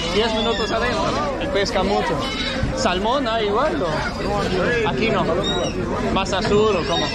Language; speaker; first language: Spanish; non-native, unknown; Danish